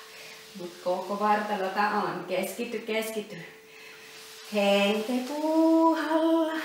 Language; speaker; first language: Finnish; non-native, learner; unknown